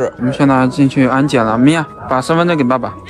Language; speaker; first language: Chinese; native; Chinese